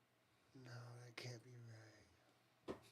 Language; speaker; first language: English; native; English